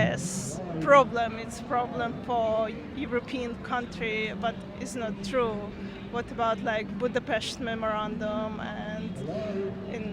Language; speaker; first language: English; non-native, learner; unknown